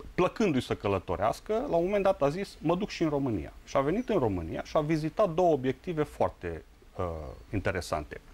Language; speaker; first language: Romanian; native; Romanian